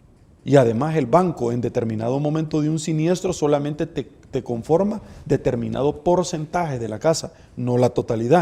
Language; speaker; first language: Spanish; native; Spanish